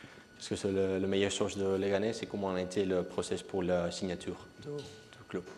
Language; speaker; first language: French; non-native, learner; Spanish